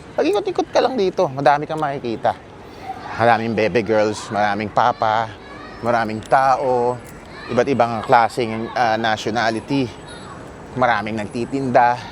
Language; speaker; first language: Filipino; native; Filipino